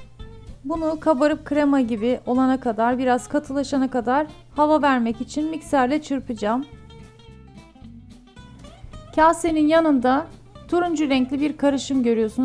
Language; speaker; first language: Turkish; native; Turkish